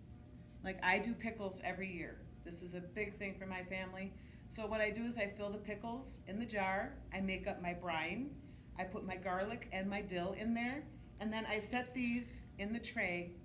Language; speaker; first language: English; native; English